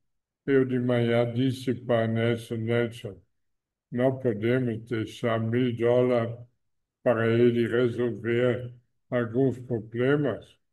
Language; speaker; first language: Portuguese; non-native, fluent; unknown